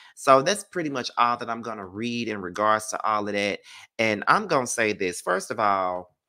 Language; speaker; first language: English; native; English